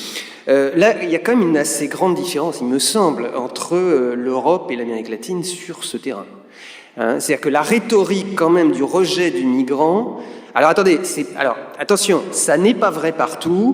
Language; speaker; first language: French; native; French